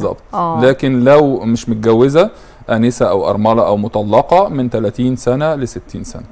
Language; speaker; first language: Arabic; native; Arabic